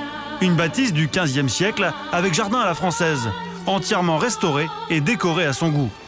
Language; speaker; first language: French; native; French